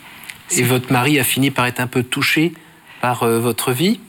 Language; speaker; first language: French; native; French